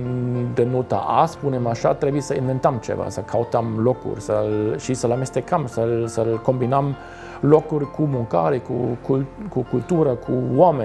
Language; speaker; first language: Romanian; non-native, fluent; German